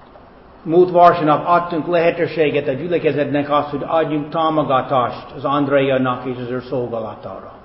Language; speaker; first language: Hungarian; non-native, fluent; English